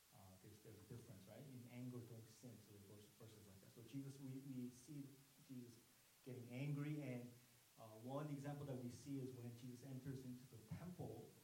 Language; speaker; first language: English; non-native, fluent; Korean